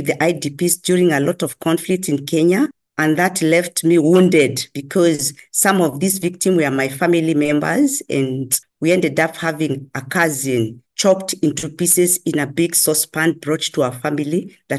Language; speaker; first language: English; non-native, local second language; Kikuyu